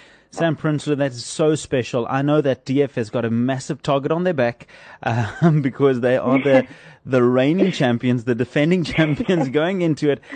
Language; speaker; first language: English; non-native, local second language; Afrikaans